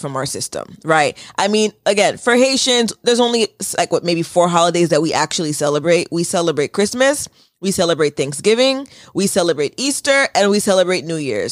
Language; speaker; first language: English; native; English